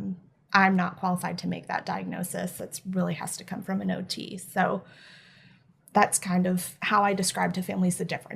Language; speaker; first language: English; native; English